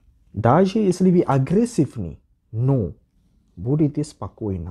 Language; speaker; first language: Russian; non-native, learner; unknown